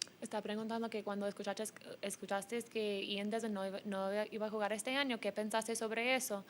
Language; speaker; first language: Spanish; early bilingual, heritage; English